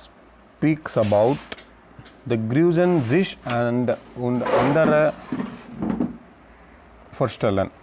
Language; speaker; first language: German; non-native, learner; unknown